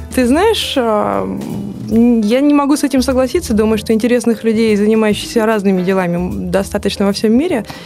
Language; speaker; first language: Russian; native; Russian